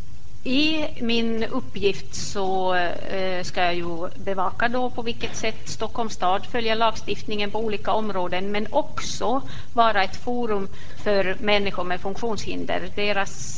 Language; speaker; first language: Swedish; native; Swedish